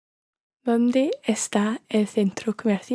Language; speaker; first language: Spanish; non-native, learner; English